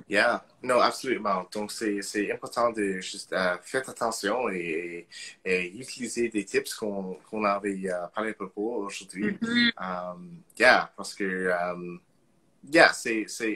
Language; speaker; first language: French; non-native, local second language; English